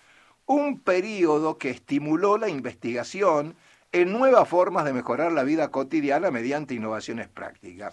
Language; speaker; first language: Spanish; native; Spanish